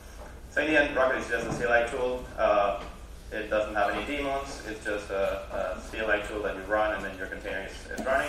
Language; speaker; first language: English; non-native, fluent; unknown